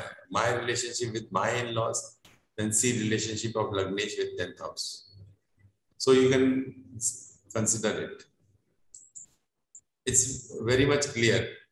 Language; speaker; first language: English; non-native, local second language; Hindi